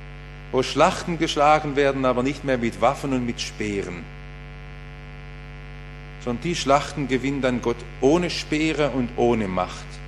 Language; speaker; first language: German; native; German